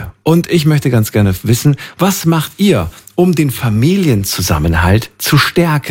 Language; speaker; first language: German; native; German